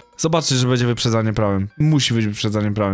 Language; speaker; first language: Polish; native; Polish